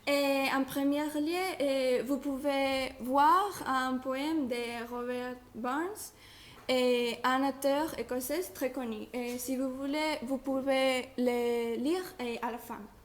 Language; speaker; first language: French; non-native, learner; Spanish